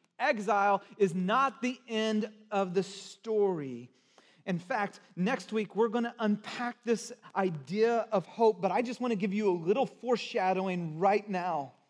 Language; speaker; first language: English; native; English